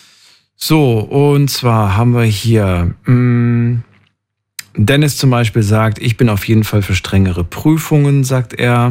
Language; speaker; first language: German; native; German